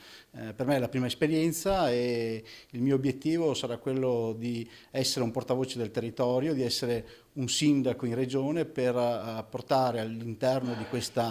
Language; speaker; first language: Italian; native; Italian